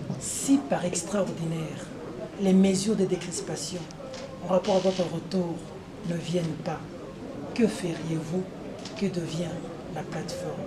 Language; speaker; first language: French; non-native, local second language; Lingala